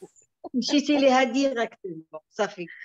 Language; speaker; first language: French; non-native, local second language; Arabic